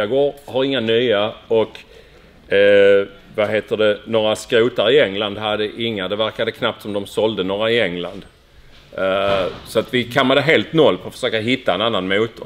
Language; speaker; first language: Swedish; native; Swedish